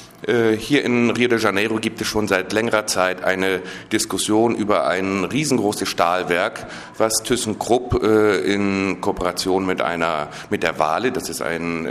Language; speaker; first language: German; native; German